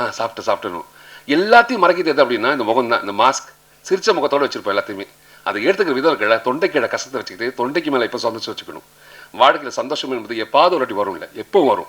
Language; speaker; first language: Tamil; native; Tamil